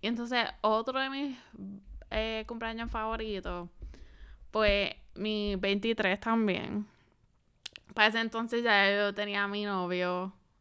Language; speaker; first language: Spanish; early bilingual, other home language; English